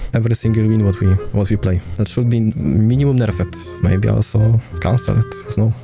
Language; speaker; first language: English; non-native, learner; Polish